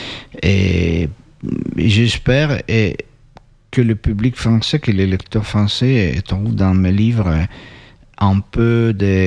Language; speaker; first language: French; non-native, learner; Italian